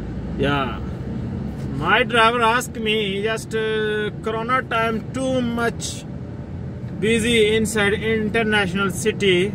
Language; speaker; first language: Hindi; non-native, local second language; Punjabi